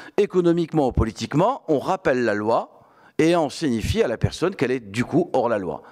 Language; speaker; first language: French; non-native, local second language; Arabic